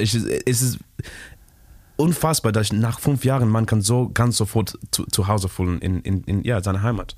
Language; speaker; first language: German; non-native, learner; Shona